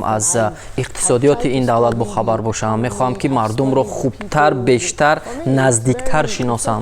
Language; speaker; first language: Persian; non-native, fluent; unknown